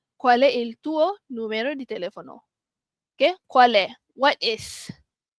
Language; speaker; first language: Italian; non-native, fluent; Malay